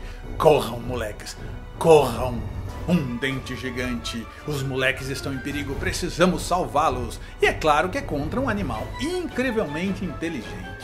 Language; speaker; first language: Portuguese; native; Portuguese